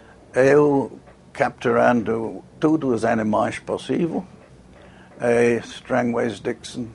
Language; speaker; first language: Portuguese; non-native, fluent; English